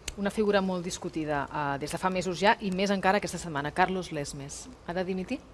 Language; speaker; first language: Catalan; native; Catalan